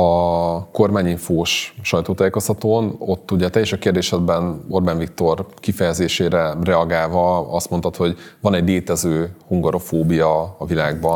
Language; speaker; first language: Hungarian; native; Hungarian